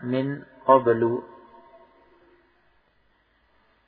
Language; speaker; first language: Arabic; non-native, fluent; Indonesian